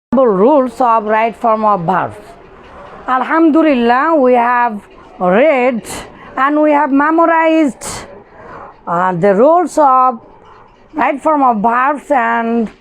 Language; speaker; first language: English; non-native, local second language; Bangla